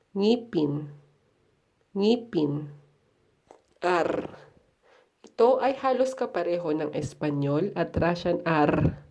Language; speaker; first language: Filipino; native; Filipino